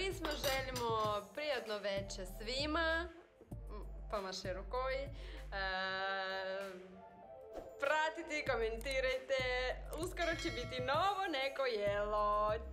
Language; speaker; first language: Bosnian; non-native, learner; Russian